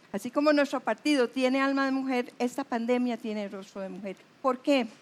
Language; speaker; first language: Spanish; native; Spanish